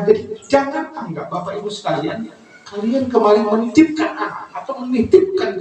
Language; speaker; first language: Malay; non-native, local second language; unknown